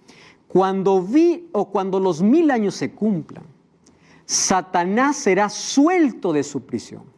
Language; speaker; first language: Spanish; native; Spanish